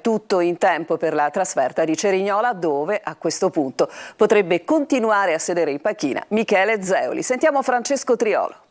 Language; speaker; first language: Italian; native; Italian